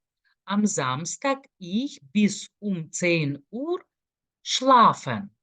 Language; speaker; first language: German; non-native, fluent; Lithuanian